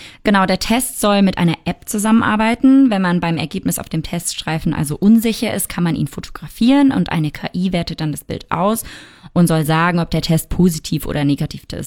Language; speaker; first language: German; native; German